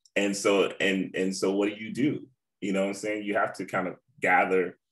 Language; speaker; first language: English; native; English